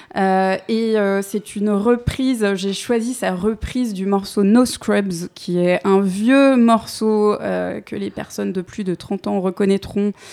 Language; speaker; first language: French; native; French